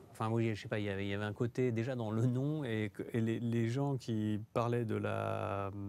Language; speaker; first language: French; native; French